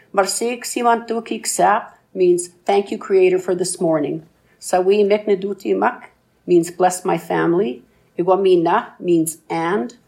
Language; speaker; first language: English; non-native, fluent; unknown